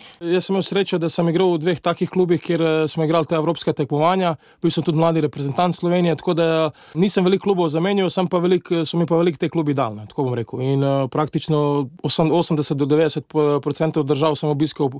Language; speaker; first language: Slovenian; native; Slovenian